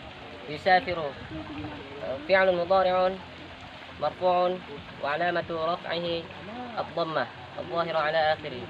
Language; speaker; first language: Arabic; non-native, learner; Indonesian